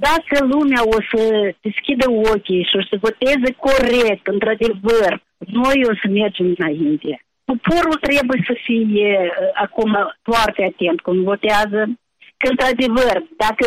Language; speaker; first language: Romanian; native; Romanian